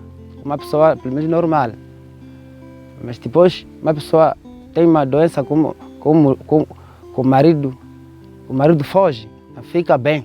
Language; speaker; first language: Portuguese; non-native, local second language; Makhuwa